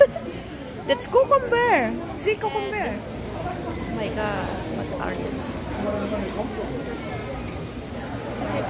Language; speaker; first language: English; non-native, local second language; Cebuano